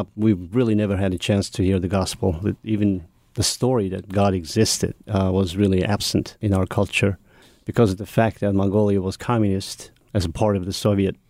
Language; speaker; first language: English; non-native, fluent; Mongolian